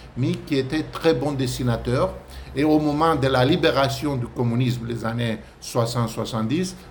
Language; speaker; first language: French; non-native, fluent; Romanian